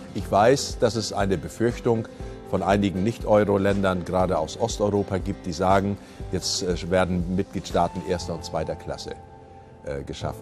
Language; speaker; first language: German; native; German